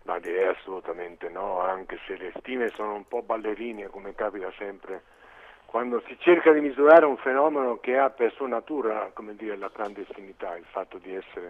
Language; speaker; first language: Italian; native; Italian